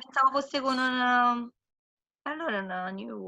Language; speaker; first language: Italian; native; Italian